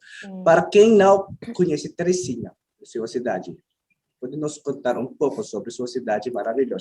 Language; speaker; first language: Portuguese; non-native, learner; Filipino